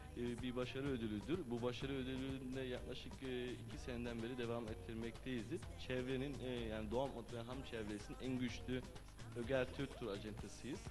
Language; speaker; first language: Turkish; early bilingual, heritage; Turkish